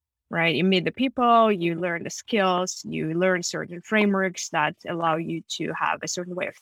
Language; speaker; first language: English; non-native, fluent; Russian